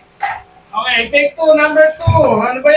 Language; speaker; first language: Filipino; native; Filipino